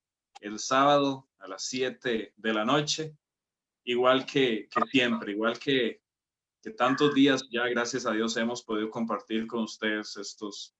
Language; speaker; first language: Spanish; native; Spanish